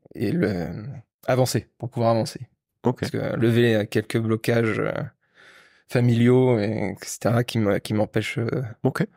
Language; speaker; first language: French; native; French